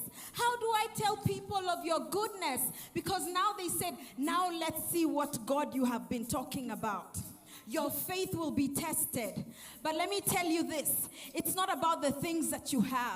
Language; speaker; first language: English; non-native, local second language; Swahili